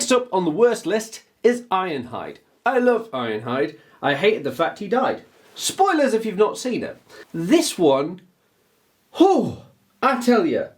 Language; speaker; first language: English; native; English